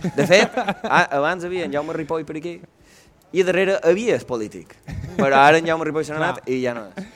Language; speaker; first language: Catalan; native; Catalan